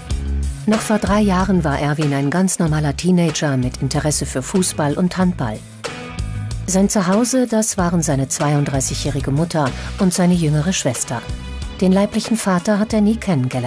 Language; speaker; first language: German; native; German